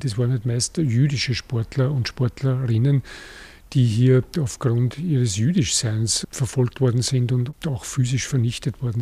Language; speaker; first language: German; native; German